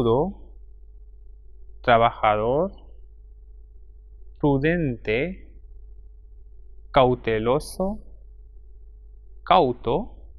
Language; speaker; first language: Spanish; non-native, fluent; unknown